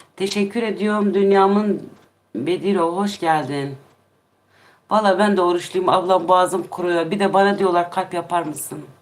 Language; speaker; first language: Turkish; non-native, local second language; Kurdish